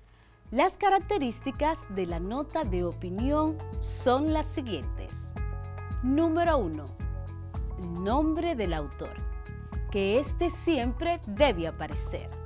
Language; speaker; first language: Spanish; native; Spanish